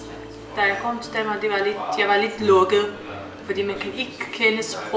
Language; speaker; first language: Danish; non-native, learner; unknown